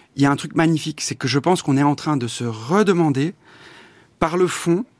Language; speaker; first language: French; native; French